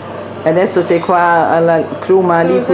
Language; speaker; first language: Italian; native; Italian